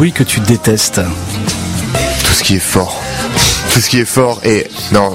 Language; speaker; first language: French; native; French